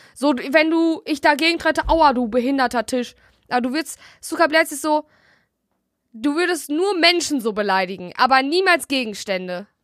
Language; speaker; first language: German; early bilingual, other home language; Russian